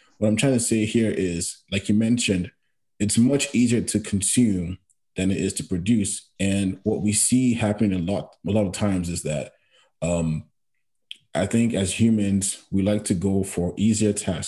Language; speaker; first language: English; non-native, local second language; Yoruba